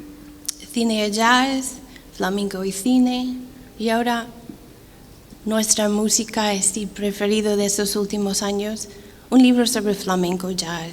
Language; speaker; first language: Spanish; non-native, fluent; English